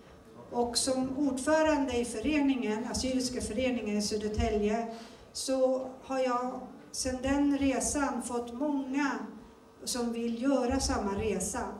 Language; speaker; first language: Swedish; early bilingual, other home language; Turoyo